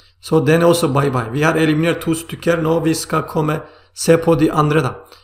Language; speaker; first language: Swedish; non-native, fluent; Turkish